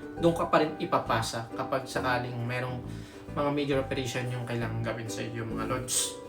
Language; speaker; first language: Filipino; native; Filipino